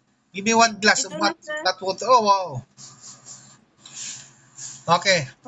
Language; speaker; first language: English; non-native, local second language; Filipino